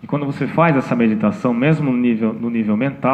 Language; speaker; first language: Portuguese; native; Portuguese